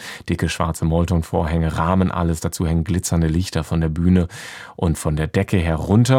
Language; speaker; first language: German; native; German